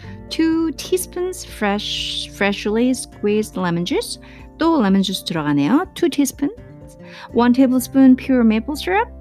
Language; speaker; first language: English; non-native, fluent; Korean